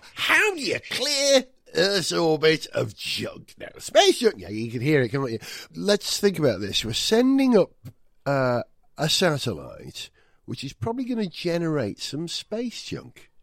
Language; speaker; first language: English; non-native, local second language; Welsh